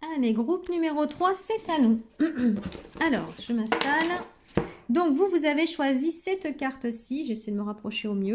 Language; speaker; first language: French; native; French